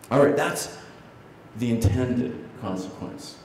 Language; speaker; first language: English; native; English